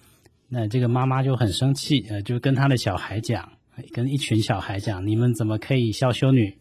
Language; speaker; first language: Chinese; native; Chinese